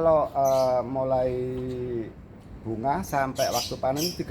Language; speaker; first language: Indonesian; non-native, local second language; Javanese